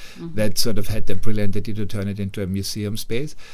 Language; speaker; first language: English; non-native, fluent; German